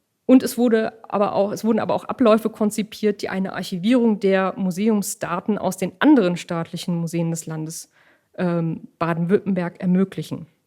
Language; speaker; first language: German; native; German